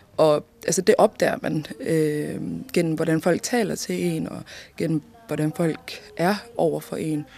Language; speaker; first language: Danish; early bilingual, other home language; Somali